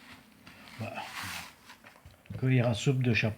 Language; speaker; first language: French; native; French